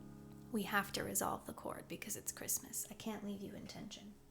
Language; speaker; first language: English; native; English